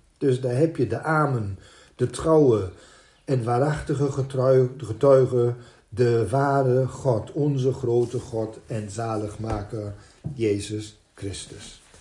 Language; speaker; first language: Dutch; non-native, fluent; German